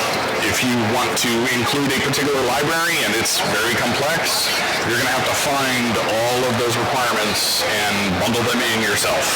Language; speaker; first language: English; native; English